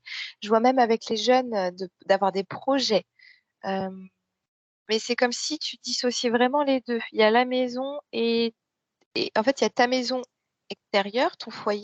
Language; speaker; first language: French; native; French